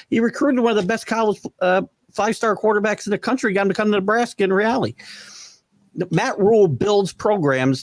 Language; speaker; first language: English; native; English